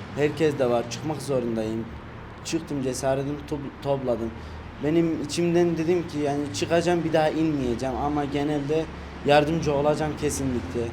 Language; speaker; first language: Turkish; non-native, fluent; Arabic